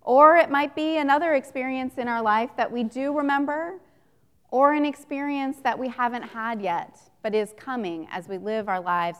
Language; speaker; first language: English; native; English